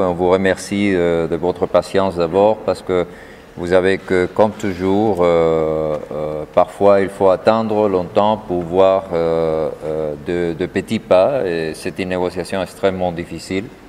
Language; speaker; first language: French; non-native, fluent; Spanish